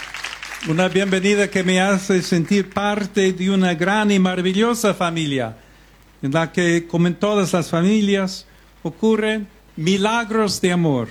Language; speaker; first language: Spanish; non-native, fluent; English